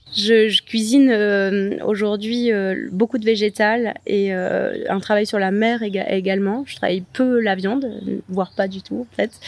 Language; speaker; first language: French; native; French